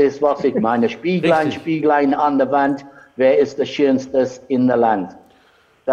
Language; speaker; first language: German; non-native, fluent; English